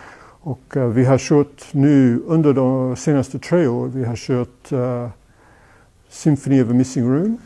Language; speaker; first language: Swedish; non-native, fluent; English